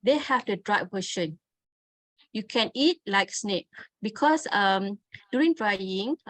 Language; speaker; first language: English; non-native, local second language; Malay